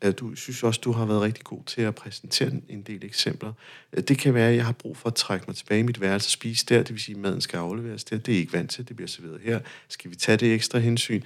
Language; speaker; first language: Danish; non-native, fluent; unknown